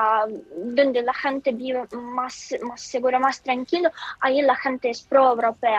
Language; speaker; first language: Spanish; non-native, fluent; Ukrainian